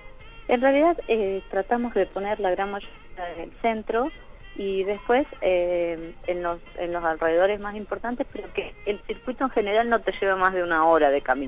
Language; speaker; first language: Spanish; native; Spanish